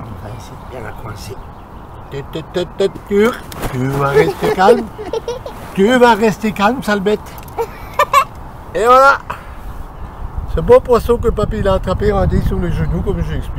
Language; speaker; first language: French; native; French